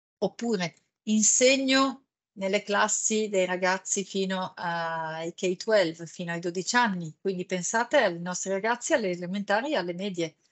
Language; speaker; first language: Italian; native; Italian